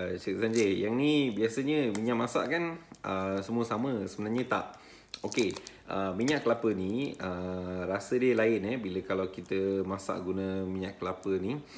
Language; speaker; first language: Malay; non-native, local second language; Tamil